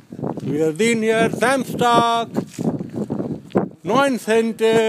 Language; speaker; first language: German; non-native, learner; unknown